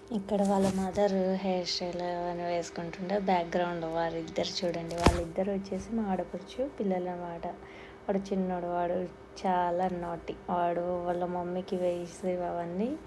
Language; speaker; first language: Telugu; non-native, local second language; Lambadi